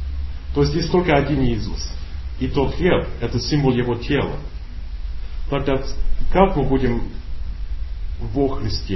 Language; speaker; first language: Russian; non-native, learner; English